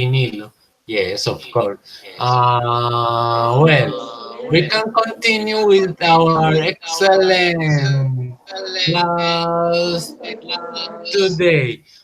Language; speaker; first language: English; non-native, learner; Spanish